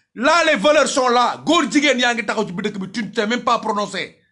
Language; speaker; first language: French; non-native, local second language; Wolof